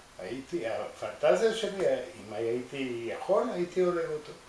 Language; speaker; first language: Hebrew; non-native, fluent; Spanish